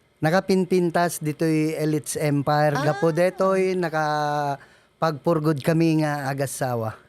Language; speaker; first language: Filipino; non-native, local second language; Iloko